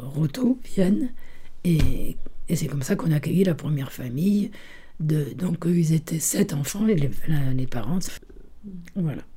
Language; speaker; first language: French; early bilingual, other home language; Italian